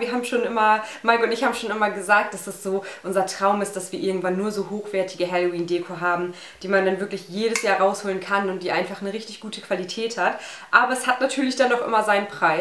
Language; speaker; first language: German; native; German